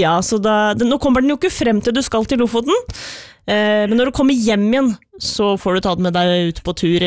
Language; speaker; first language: Norwegian; native; Norwegian